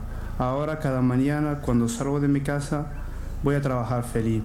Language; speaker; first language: Spanish; non-native, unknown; Arabic